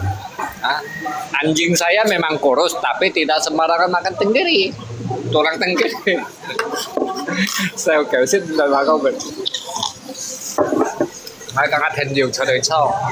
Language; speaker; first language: Indonesian; non-native, learner; Vietnamese